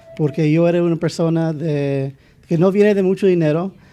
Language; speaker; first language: Spanish; non-native, fluent; English